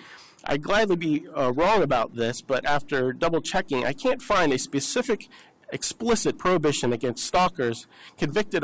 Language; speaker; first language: English; native; English